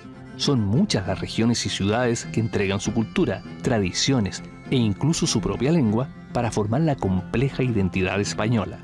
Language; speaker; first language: Spanish; native; Spanish